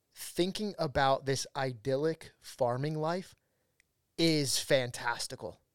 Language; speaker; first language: English; native; English